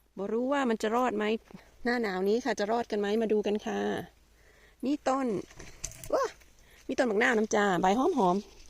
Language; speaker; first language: Thai; native; Thai